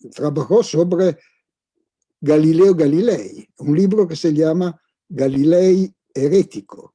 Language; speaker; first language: Spanish; non-native, fluent; Italian